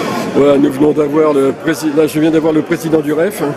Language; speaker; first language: French; native; French